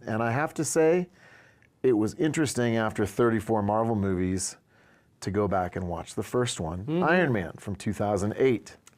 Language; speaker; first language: English; native; English